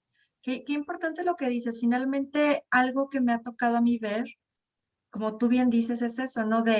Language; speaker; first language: Spanish; native; Spanish